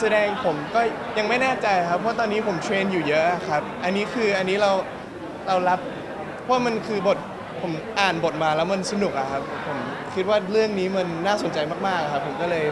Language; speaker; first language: Thai; non-native, local second language; English